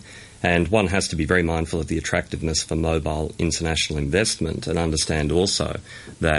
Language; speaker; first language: English; native; English